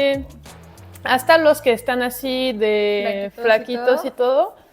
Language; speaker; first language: Spanish; non-native, fluent; French